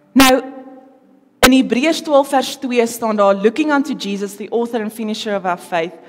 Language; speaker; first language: English; non-native, local second language; Afrikaans